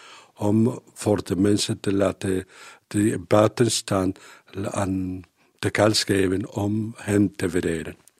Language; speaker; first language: Dutch; non-native, learner; Spanish